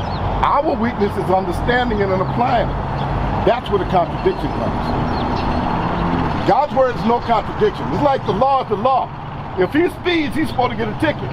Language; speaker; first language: English; native; English